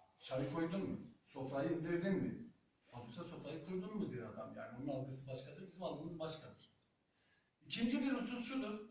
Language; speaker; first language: Turkish; non-native, local second language; Zaza